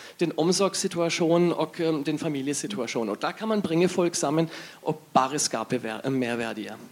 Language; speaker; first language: Norwegian; non-native, learner; German